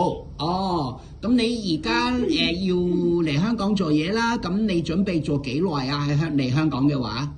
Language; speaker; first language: Cantonese; native; Cantonese